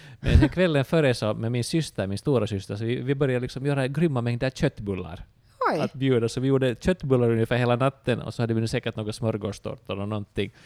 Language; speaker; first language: Swedish; native; Swedish